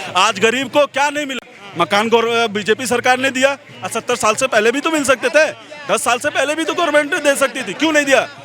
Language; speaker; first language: Hindi; native; Hindi